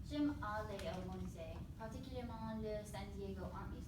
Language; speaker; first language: French; non-native, learner; English